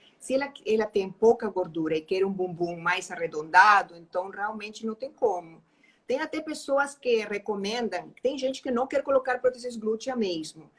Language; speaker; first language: Portuguese; non-native, fluent; Spanish